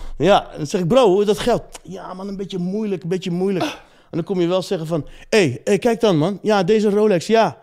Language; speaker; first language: Dutch; early bilingual, other home language; Riffian